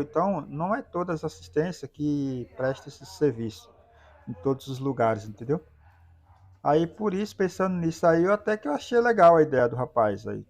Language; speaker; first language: Portuguese; native; Portuguese